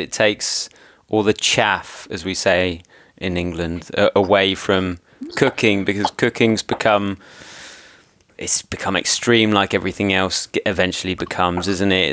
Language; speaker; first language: English; native; English